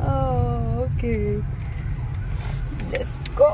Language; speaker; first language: English; non-native, fluent; Dutch